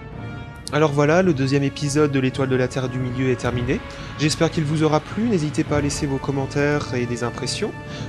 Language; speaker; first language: French; native; French